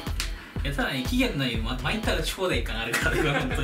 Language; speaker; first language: Japanese; native; Japanese